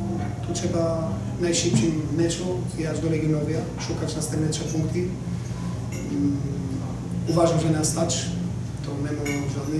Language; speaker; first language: Polish; non-native, learner; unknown